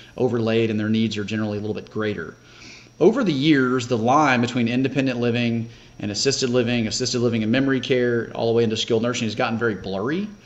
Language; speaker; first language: English; native; English